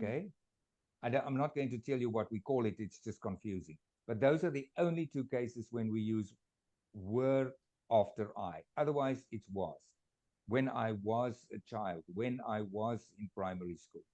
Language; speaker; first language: English; non-native, fluent; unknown